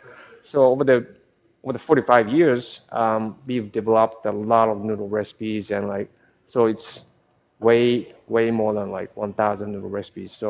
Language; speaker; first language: English; non-native, fluent; Japanese